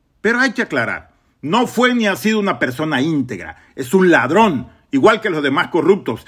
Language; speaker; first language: Spanish; native; Spanish